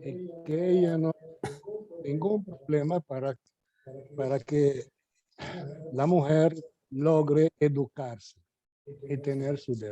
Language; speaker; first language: Spanish; non-native, fluent; Arabic